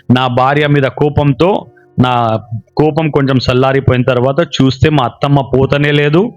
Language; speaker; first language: Telugu; non-native, local second language; Urdu